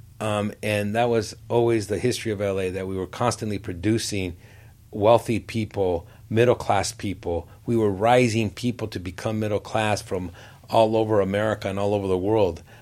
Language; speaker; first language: English; native; English